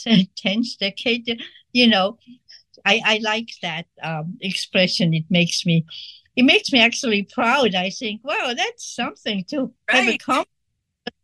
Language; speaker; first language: English; non-native, fluent; Swiss German